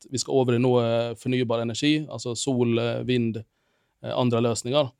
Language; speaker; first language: Norwegian; non-native, fluent; Finnish